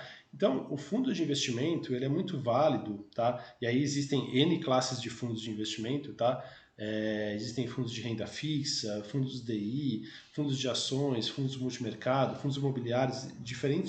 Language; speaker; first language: Portuguese; native; Portuguese